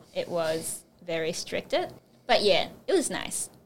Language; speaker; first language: English; non-native, fluent; Japanese